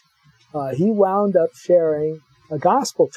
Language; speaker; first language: English; native; English